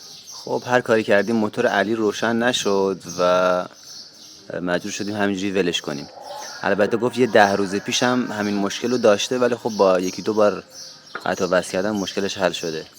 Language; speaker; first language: Persian; native; Persian